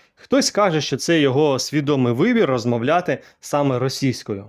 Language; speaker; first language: Ukrainian; non-native, local second language; Russian